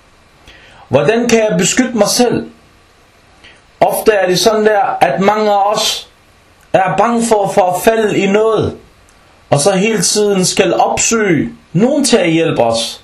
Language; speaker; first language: Danish; early bilingual, other home language; Arabic